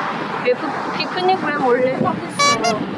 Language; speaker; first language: Korean; non-native, learner; Thai